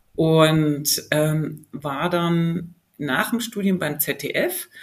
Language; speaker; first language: German; native; German